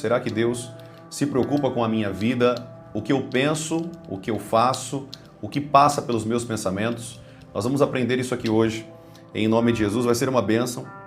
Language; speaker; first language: Portuguese; native; Portuguese